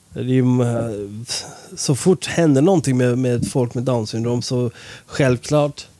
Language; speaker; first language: Swedish; non-native, fluent; Persian